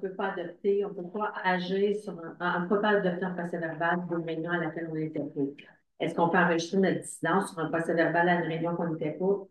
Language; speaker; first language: French; native; French